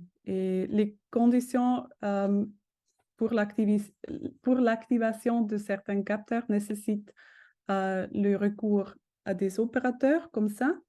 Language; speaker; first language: French; non-native, fluent; German